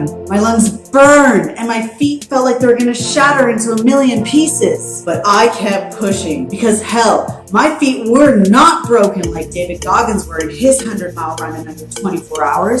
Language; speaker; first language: English; native; English